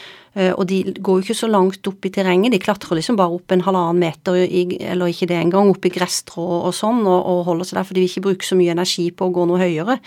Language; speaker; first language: Norwegian; native; Norwegian